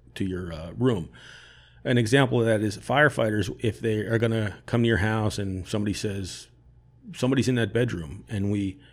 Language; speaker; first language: English; native; English